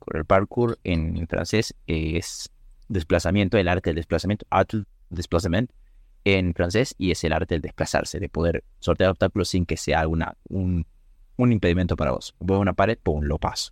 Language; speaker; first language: Spanish; native; Spanish